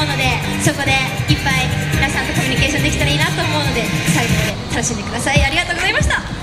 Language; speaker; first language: Japanese; native; Japanese